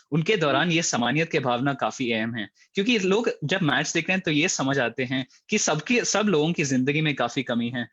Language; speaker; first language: Hindi; native; Hindi